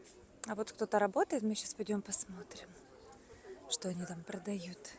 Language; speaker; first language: Russian; native; Russian